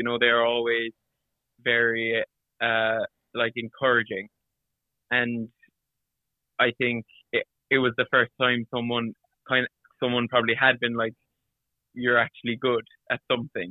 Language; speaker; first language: English; native; English